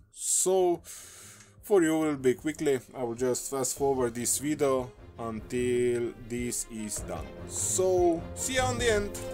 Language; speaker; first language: English; non-native, fluent; Slovenian